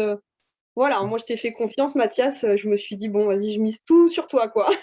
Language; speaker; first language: French; native; French